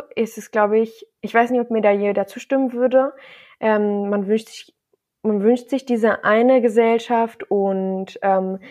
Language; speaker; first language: German; native; German